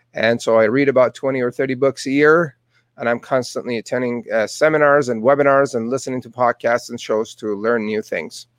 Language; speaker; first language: English; non-native, fluent; Persian